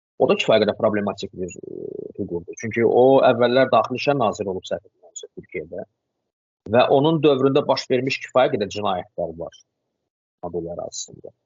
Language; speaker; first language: Azerbaijani; non-native, local second language; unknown